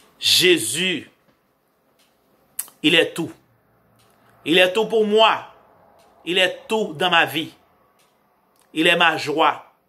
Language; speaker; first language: French; non-native, local second language; Haitian Creole